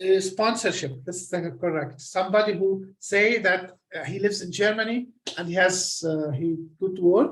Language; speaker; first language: English; non-native, fluent; Arabic